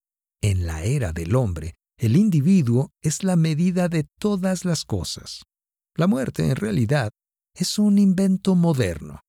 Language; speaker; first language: Spanish; native; Spanish